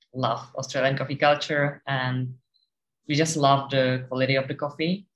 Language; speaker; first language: English; non-native, fluent; Czech